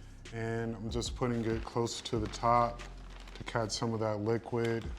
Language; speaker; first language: English; native; English